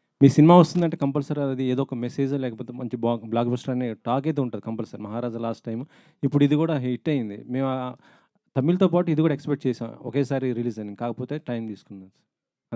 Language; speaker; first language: Telugu; native; Telugu